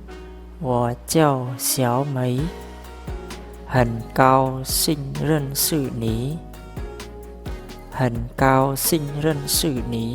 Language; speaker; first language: Chinese; non-native, fluent; Khmer